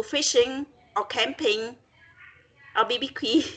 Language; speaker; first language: English; non-native, learner; Vietnamese